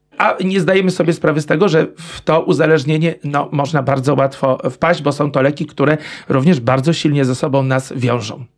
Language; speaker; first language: Polish; native; Polish